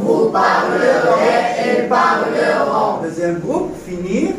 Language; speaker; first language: French; non-native, local second language; Arabic